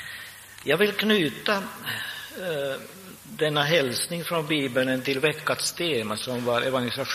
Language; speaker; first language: Swedish; non-native, local second language; Finnish